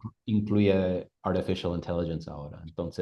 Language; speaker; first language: Spanish; non-native, fluent; English